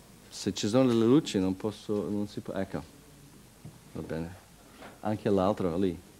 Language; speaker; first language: Italian; non-native, fluent; English